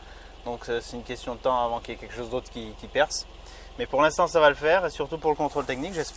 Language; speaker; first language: French; native; French